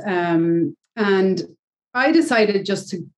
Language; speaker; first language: English; native; English